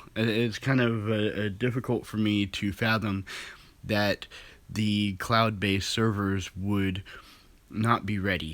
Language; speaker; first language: English; native; English